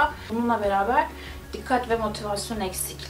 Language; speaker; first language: Turkish; native; Turkish